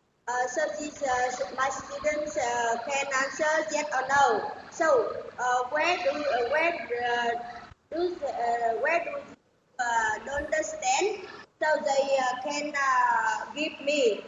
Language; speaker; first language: English; non-native, learner; Vietnamese